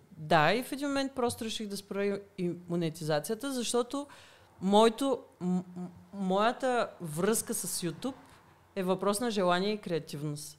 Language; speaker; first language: Bulgarian; early bilingual, heritage; Bulgarian